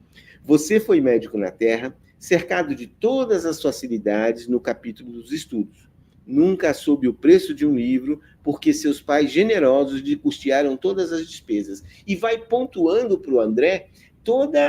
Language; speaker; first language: Portuguese; native; Portuguese